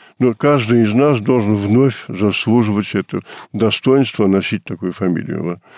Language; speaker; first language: Russian; early bilingual, heritage; Russian